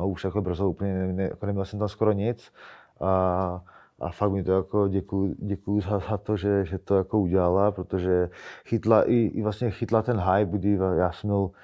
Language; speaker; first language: Czech; native; Czech